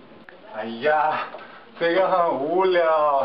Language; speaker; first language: Chinese; non-native, learner; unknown